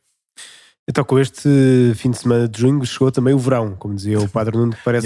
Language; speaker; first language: Portuguese; native; Portuguese